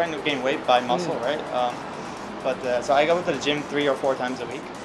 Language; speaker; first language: English; non-native, fluent; Dutch